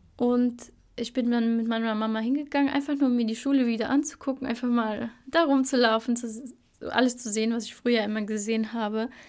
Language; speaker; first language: German; early bilingual, other home language; Albanian